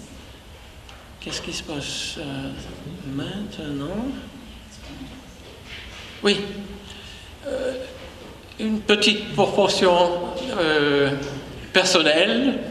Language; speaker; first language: French; non-native, fluent; English